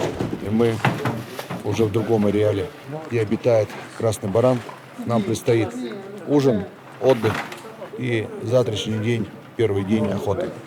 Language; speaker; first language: Russian; native; Russian